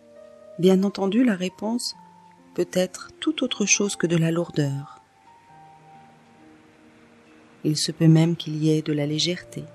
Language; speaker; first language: French; native; French